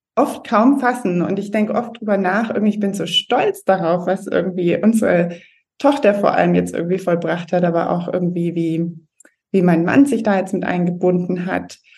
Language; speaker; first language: German; native; German